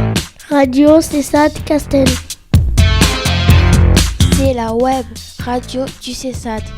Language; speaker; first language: French; native; French